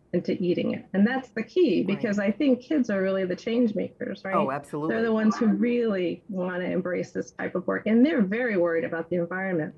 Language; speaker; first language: English; native; English